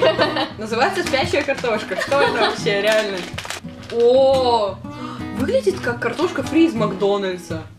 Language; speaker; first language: Russian; native; Russian